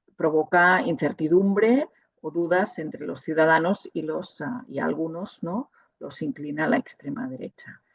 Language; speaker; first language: Spanish; non-native, local second language; Catalan